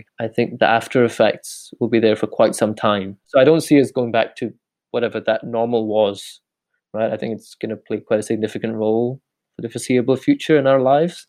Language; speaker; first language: English; native; English